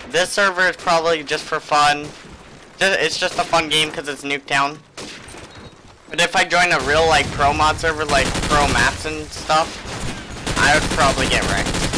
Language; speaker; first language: English; native; English